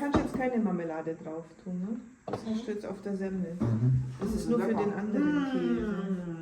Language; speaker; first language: German; native; German